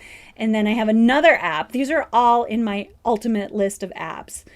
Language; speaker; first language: English; native; English